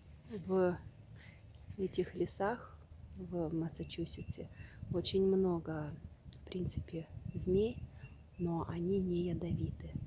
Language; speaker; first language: Russian; native; Russian